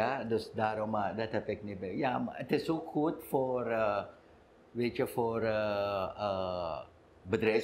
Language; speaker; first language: Dutch; non-native, local second language; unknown